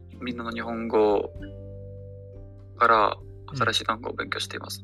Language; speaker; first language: Japanese; non-native, learner; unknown